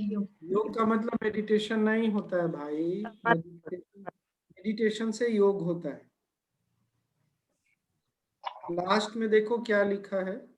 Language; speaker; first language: Hindi; native; Hindi